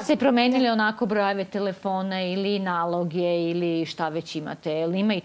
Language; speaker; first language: Croatian; native; Croatian